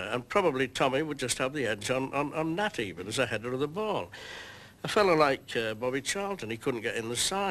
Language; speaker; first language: English; native; English